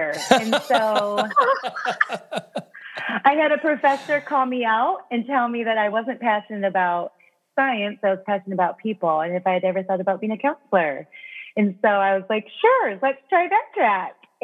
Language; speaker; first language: English; native; English